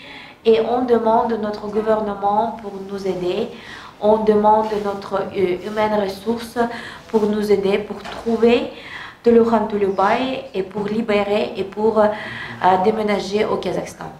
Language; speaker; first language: French; non-native, learner; Kazakh